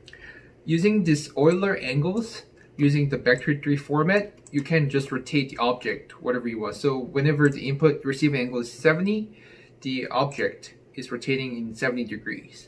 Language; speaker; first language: English; non-native, fluent; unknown